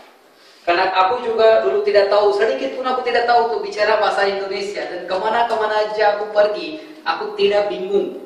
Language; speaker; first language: Indonesian; non-native, fluent; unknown